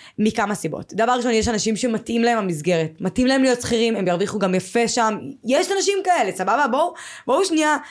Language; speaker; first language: Hebrew; native; Hebrew